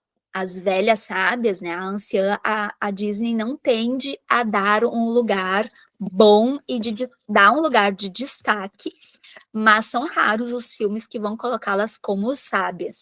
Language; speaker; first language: Portuguese; native; Portuguese